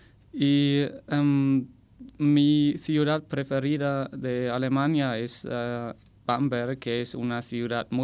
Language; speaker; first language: Spanish; non-native, learner; German